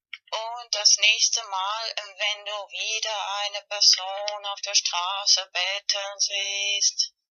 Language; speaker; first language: German; non-native, learner; Spanish